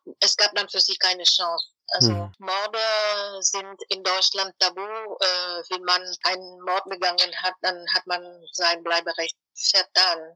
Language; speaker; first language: German; non-native, fluent; Vietnamese